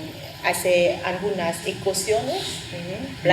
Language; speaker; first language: Spanish; non-native, fluent; Vietnamese